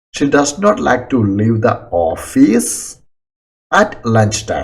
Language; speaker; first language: English; non-native, local second language; Malayalam